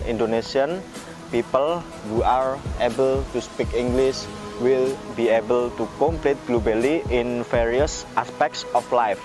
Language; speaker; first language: English; non-native, learner; Indonesian